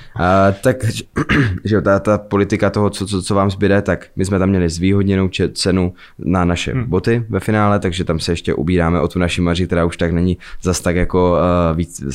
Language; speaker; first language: Czech; native; Czech